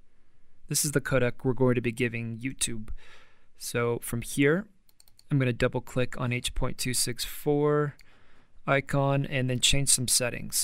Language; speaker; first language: English; native; English